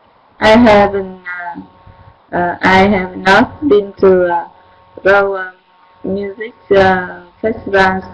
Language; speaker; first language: English; non-native, learner; Vietnamese